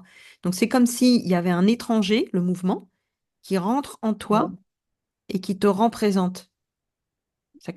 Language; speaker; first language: French; native; French